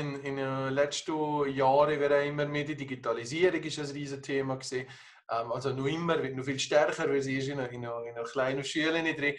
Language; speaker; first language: German; native; German